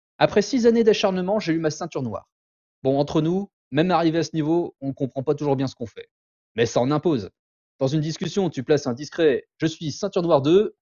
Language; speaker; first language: French; native; French